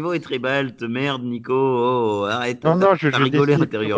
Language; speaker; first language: French; native; French